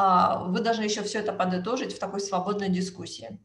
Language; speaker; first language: Russian; native; Russian